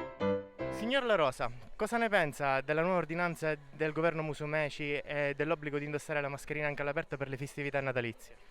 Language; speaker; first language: Italian; native; Italian